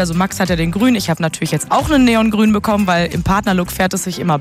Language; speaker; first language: German; native; German